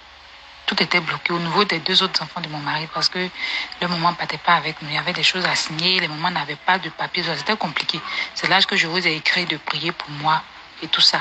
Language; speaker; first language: French; native; French